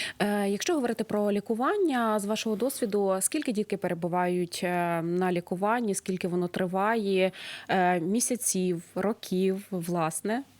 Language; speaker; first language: Ukrainian; native; Ukrainian